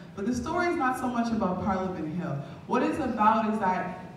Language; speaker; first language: English; native; English